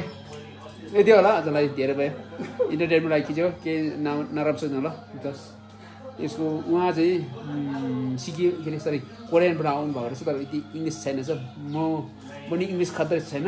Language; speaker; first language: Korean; non-native, learner; Nepali